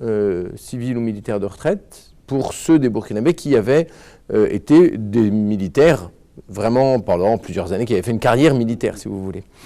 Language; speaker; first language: French; native; French